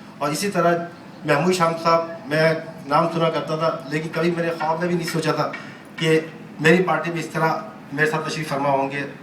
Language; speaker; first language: Urdu; native; Urdu